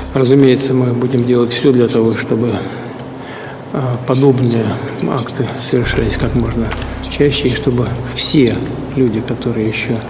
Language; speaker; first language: Russian; native; Russian